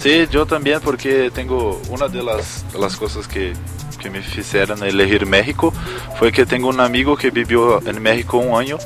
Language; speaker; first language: Spanish; non-native, learner; Portuguese